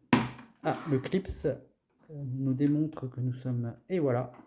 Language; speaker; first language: French; native; French